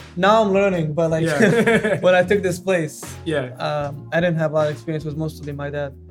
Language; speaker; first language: English; non-native, fluent; Arabic